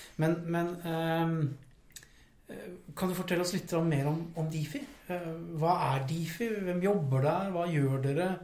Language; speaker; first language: Norwegian; native; Norwegian